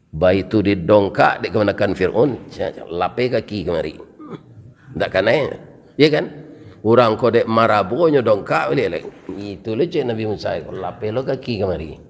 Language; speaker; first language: Malay; non-native, local second language; Minangkabau